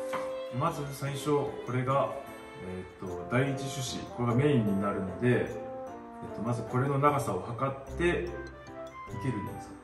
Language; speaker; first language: Japanese; native; Japanese